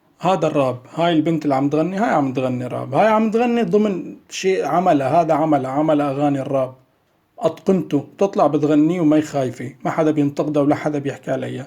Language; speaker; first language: Arabic; native; Arabic